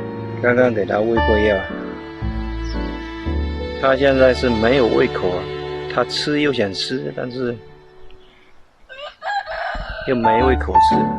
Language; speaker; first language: Chinese; native; Chinese